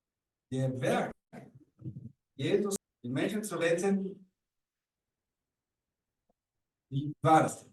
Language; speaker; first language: German; non-native, learner; Rundi